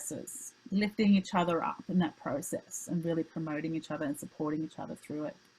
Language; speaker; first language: English; native; English